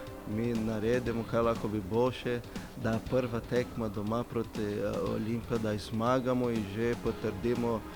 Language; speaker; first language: Slovenian; non-native, fluent; Portuguese